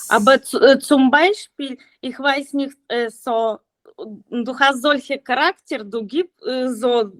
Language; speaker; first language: German; non-native, learner; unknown